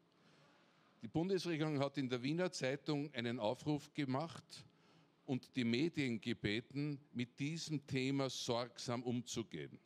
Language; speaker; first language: German; native; German